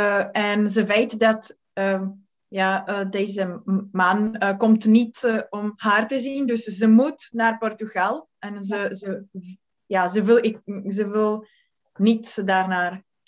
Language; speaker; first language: Dutch; non-native, learner; Czech